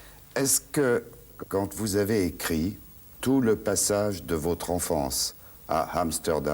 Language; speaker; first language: French; native; French